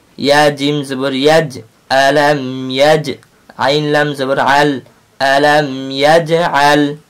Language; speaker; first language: Arabic; non-native, learner; Bangla